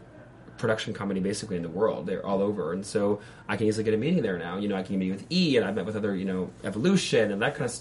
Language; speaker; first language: English; native; English